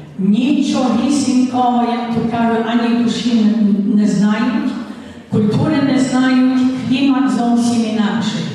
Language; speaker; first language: Ukrainian; early bilingual, heritage; Ukrainian